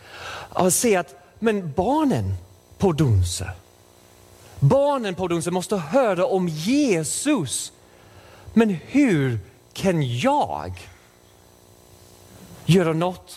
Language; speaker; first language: Swedish; non-native, fluent; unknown